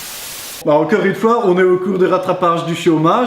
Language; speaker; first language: French; native; French